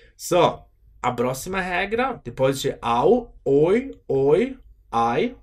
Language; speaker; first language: Portuguese; non-native, fluent; German